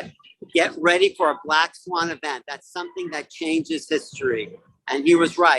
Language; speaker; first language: English; native; English